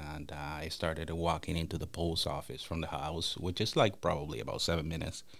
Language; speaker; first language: English; non-native, fluent; Spanish